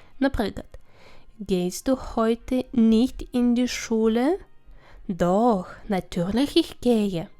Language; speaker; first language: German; non-native, fluent; Ukrainian